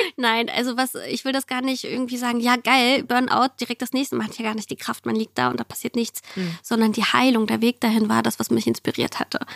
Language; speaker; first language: German; early bilingual, other home language; Russian